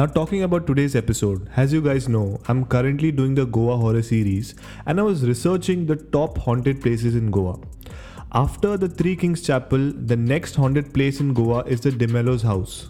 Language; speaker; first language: English; non-native, local second language; Konkani